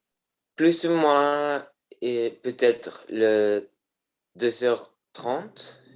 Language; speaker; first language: French; non-native, learner; Spanish